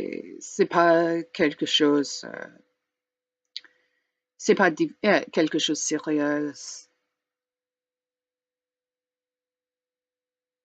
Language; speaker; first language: French; non-native, learner; English